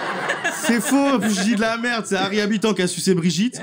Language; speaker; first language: French; native; French